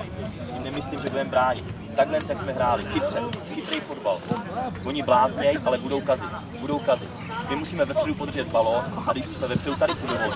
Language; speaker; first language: Czech; native; Czech